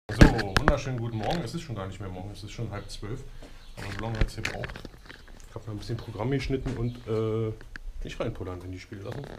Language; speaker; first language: German; native; German